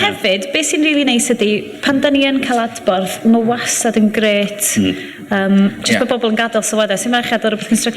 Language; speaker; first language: Welsh; native; Welsh